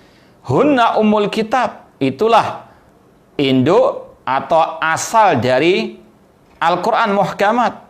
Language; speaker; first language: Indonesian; native; Indonesian